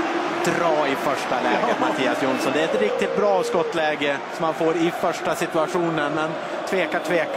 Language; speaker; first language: Swedish; native; Swedish